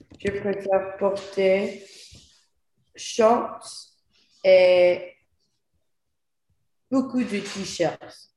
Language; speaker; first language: French; non-native, learner; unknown